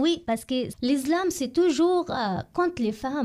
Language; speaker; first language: French; non-native, learner; Arabic